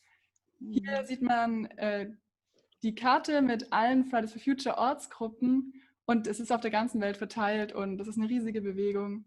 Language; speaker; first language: German; native; German